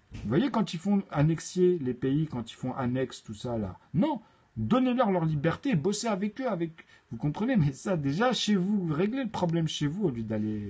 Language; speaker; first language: French; native; French